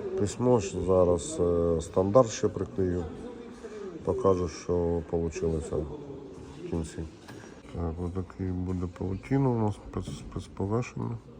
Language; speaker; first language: Ukrainian; non-native, local second language; Russian